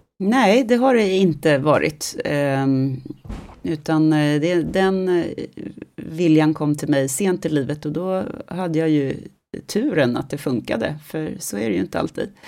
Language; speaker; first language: Swedish; native; Swedish